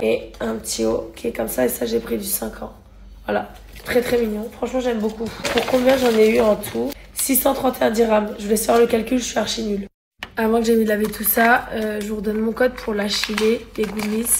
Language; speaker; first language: French; native; French